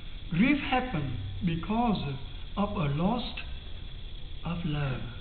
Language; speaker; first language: English; non-native, fluent; Vietnamese